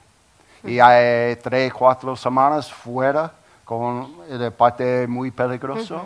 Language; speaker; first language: Spanish; non-native, learner; English